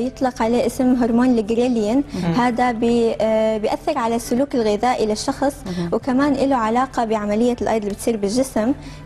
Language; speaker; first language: Arabic; native; Arabic